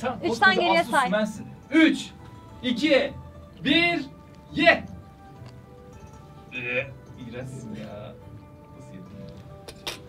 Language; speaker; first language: Turkish; native; Turkish